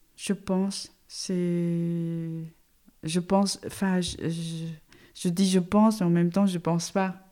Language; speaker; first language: French; non-native, fluent; Chinese